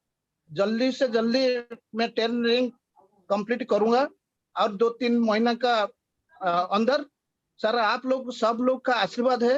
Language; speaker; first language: Hindi; non-native, local second language; Odia